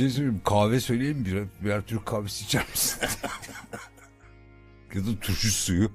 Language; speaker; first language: Turkish; native; Turkish